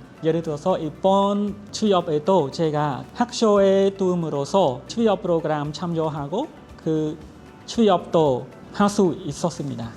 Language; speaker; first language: Korean; non-native, learner; Khmer